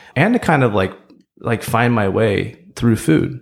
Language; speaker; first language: English; native; English